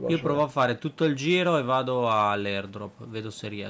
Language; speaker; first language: Italian; native; Italian